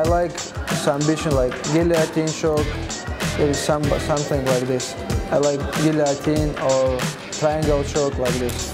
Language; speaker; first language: English; non-native, learner; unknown